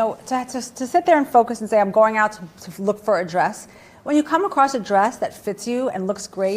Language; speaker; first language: English; native; English